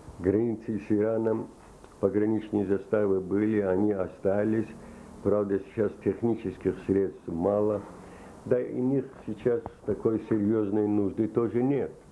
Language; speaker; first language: Russian; non-native, local second language; Azerbaijani